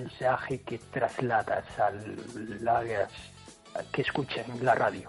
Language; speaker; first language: Spanish; non-native, fluent; English